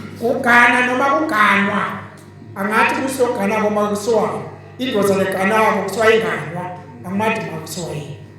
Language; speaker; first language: Zulu; non-native, local second language; Swati